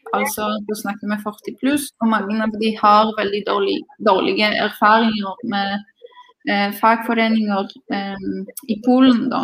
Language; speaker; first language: Norwegian; non-native, fluent; Polish